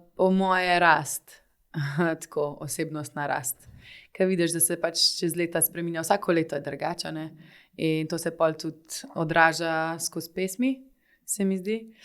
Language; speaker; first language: Slovenian; native; Slovenian